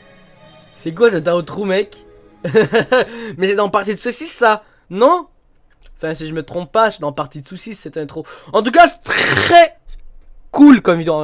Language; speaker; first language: French; native; French